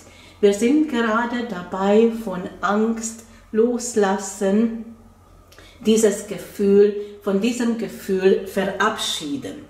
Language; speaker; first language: German; non-native, fluent; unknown